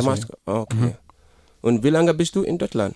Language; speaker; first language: German; non-native, learner; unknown